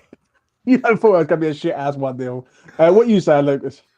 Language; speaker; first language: English; native; English